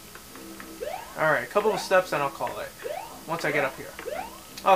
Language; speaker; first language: English; native; English